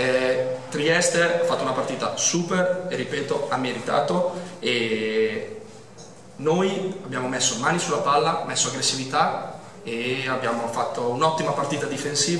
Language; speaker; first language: Italian; native; Italian